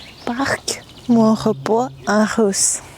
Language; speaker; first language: French; non-native, fluent; Russian